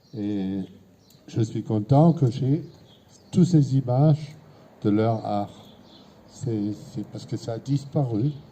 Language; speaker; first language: French; non-native, fluent; German